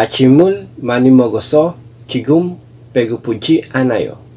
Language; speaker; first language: Korean; non-native, fluent; Filipino